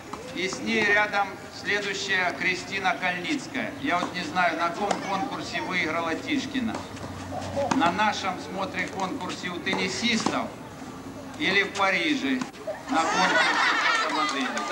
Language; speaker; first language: Russian; native; Russian